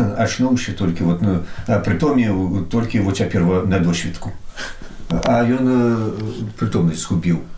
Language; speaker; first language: Belarusian; native; Belarusian